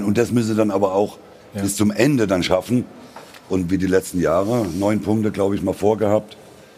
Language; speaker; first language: German; native; German